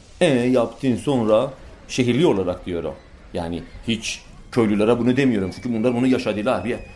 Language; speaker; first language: Turkish; non-native, fluent; Persian